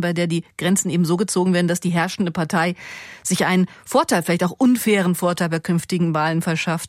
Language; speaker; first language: German; native; German